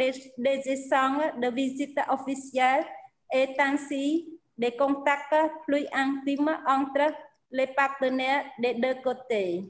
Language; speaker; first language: French; non-native, fluent; Khmer